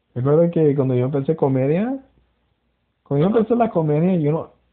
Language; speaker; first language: Spanish; early bilingual, heritage; Spanish